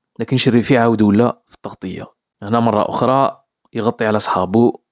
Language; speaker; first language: Arabic; native; Arabic